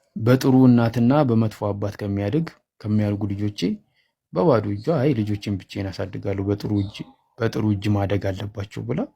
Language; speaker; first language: Amharic; native; Amharic